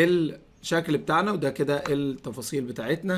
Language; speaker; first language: Arabic; native; Arabic